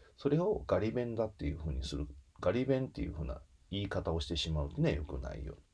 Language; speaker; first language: Japanese; native; Japanese